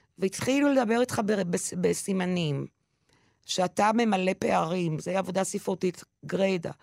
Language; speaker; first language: Hebrew; non-native, local second language; French